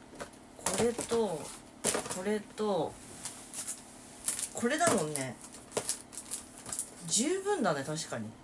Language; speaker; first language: Japanese; native; Japanese